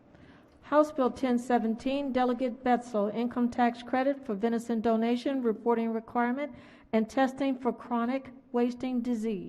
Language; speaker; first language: English; native; English